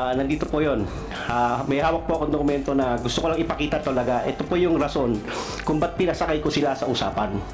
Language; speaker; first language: Filipino; non-native, local second language; Cebuano